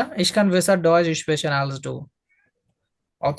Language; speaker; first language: German; non-native, fluent; Bangla